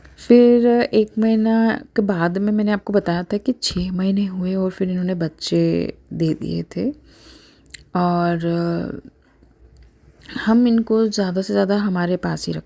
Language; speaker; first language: Hindi; native; Hindi